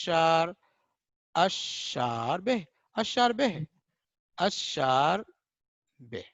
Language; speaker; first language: Arabic; non-native, fluent; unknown